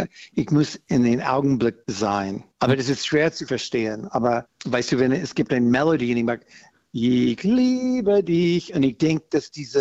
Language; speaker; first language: German; non-native, fluent; English